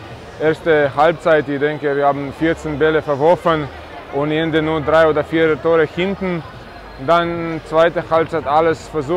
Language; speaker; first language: German; non-native, fluent; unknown